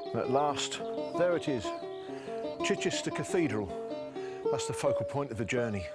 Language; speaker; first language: English; native; English